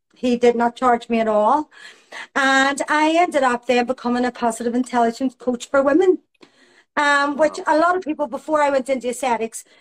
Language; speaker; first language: English; native; English